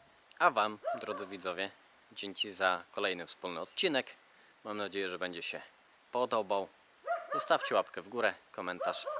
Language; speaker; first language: Polish; native; Polish